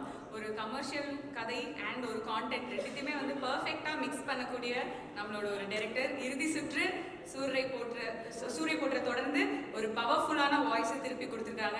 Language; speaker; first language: Tamil; native; Tamil